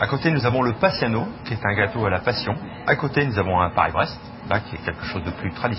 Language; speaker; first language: French; native; French